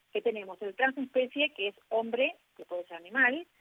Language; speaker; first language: Spanish; native; Spanish